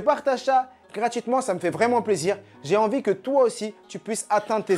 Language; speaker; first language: French; native; French